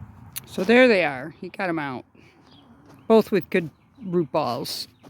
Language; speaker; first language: English; native; English